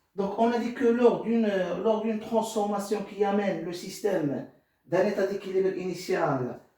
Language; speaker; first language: French; non-native, local second language; Arabic